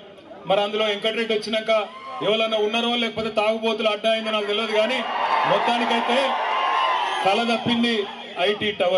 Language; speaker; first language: Telugu; native; Telugu